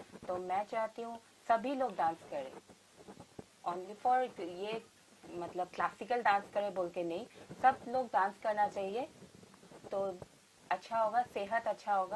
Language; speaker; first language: Hindi; non-native, local second language; Assamese